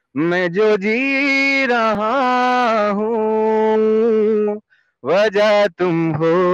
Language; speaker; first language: Hindi; native; Hindi